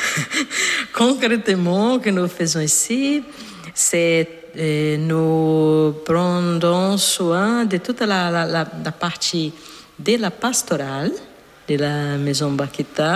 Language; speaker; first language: French; non-native, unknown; Portuguese